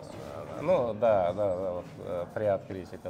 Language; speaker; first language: Russian; non-native, local second language; Uzbek